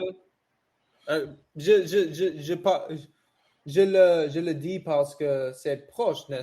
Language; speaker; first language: French; non-native, learner; English